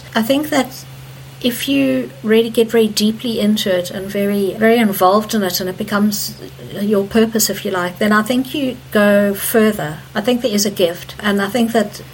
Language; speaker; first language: English; native; English